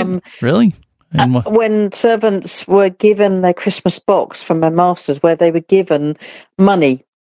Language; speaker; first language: English; native; English